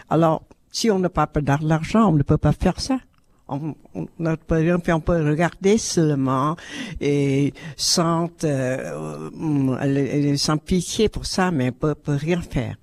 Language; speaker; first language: French; non-native, learner; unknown